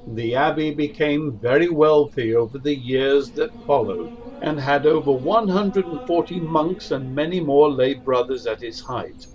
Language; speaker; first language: English; native; English